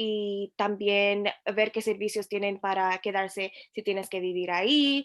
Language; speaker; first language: Spanish; early bilingual, heritage; Spanish